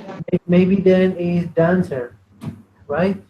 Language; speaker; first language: English; non-native, learner; Spanish